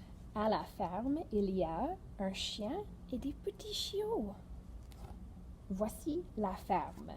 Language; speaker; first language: French; non-native, fluent; English